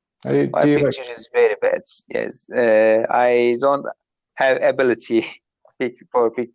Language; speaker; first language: English; non-native, learner; Turkish